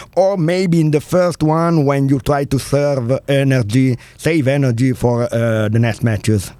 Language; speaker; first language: English; non-native, learner; Italian